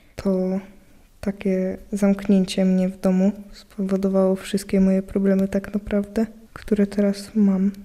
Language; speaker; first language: Polish; native; Polish